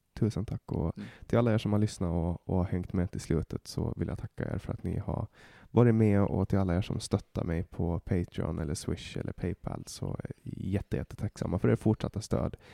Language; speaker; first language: Swedish; native; Swedish